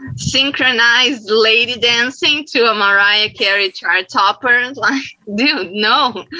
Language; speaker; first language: English; non-native, fluent; Portuguese